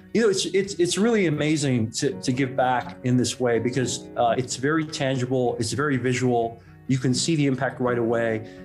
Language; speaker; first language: English; non-native, local second language; Cantonese